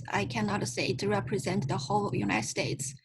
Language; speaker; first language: English; non-native, learner; Chinese